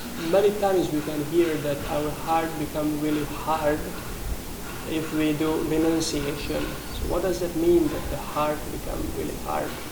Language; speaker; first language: English; non-native, fluent; Hungarian